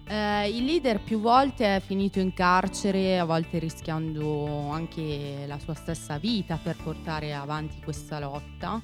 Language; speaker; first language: Italian; native; Italian